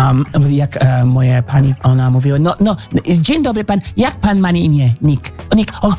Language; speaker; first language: Polish; non-native, fluent; English